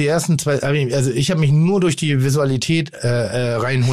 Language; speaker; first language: German; native; German